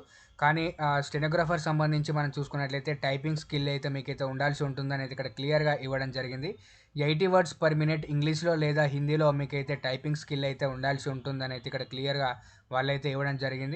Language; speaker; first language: Telugu; native; Telugu